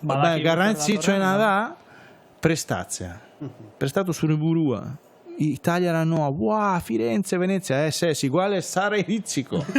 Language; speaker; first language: Basque; non-native, fluent; Italian